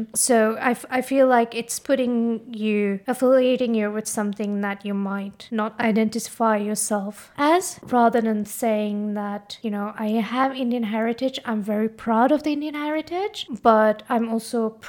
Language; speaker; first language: English; non-native, fluent; Norwegian